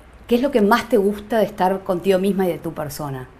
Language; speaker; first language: Spanish; native; Spanish